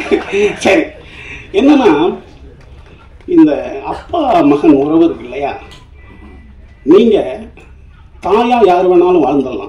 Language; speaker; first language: Tamil; native; Tamil